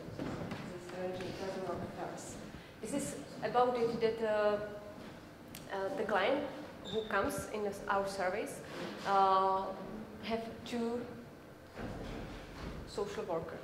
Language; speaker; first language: English; non-native, learner; Czech